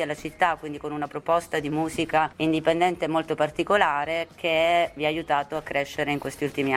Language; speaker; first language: Italian; native; Italian